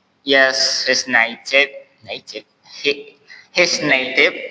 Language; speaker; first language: English; non-native, learner; Indonesian